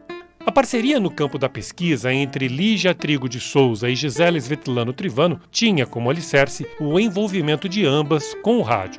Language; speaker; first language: Portuguese; native; Portuguese